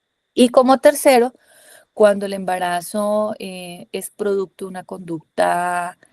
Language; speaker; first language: Spanish; native; Spanish